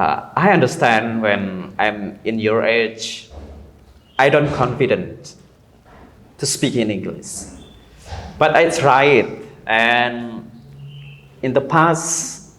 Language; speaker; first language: English; non-native, learner; Indonesian